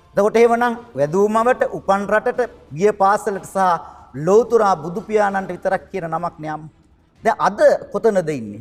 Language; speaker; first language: Sinhala; native; Sinhala